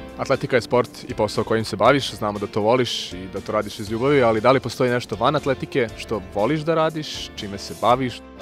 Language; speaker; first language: Serbian; non-native, local second language; Rusyn